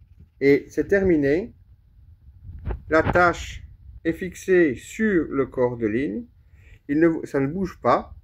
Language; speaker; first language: French; native; French